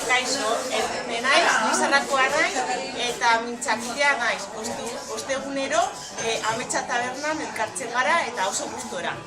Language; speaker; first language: Basque; non-native, local second language; Spanish